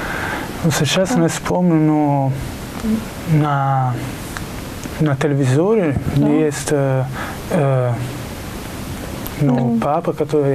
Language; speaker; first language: Russian; non-native, learner; Italian